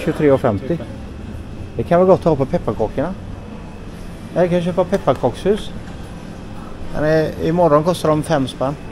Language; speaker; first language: Swedish; native; Swedish